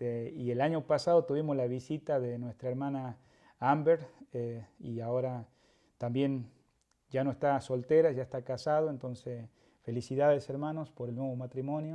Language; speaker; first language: Spanish; native; Spanish